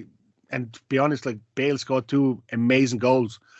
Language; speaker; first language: English; native; English